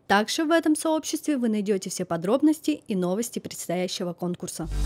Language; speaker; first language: Russian; native; Russian